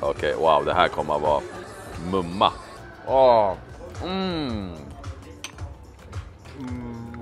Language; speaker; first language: Swedish; native; Swedish